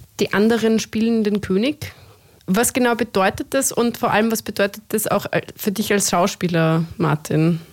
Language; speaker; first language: German; native; German